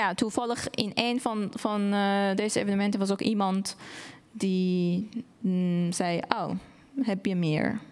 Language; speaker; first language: Dutch; non-native, fluent; Persian